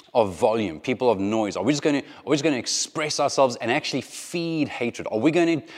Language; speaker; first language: English; native; English